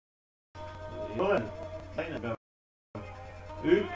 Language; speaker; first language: Estonian; non-native, learner; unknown